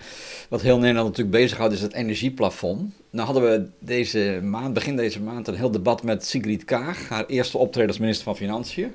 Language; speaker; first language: Dutch; native; Dutch